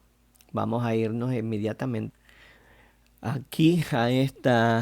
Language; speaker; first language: Spanish; native; Spanish